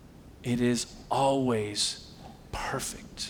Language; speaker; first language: English; native; English